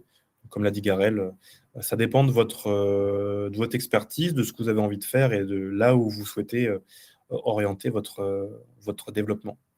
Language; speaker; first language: French; native; French